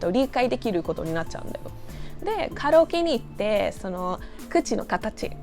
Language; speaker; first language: Japanese; non-native, fluent; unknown